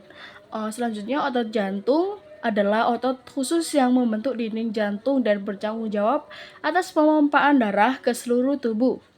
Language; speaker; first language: Indonesian; native; Indonesian